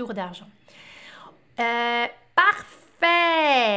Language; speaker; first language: French; non-native, fluent; Portuguese